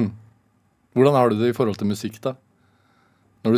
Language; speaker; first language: Norwegian; native; Norwegian